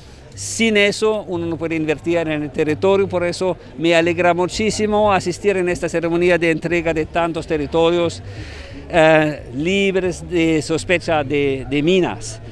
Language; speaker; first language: Spanish; non-native, fluent; German